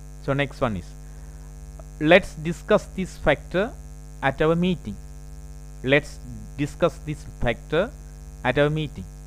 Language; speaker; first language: English; non-native, local second language; Tamil